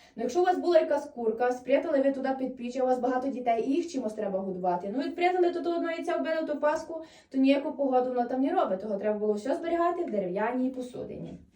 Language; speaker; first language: Ukrainian; native; Ukrainian